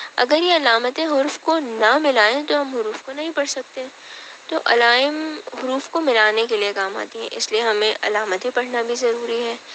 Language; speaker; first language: Urdu; native; Urdu